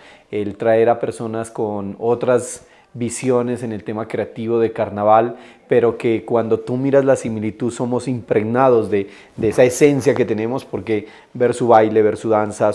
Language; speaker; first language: Spanish; native; Spanish